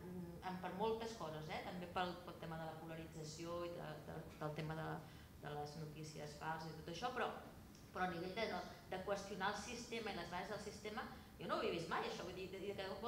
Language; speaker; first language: Catalan; native; Catalan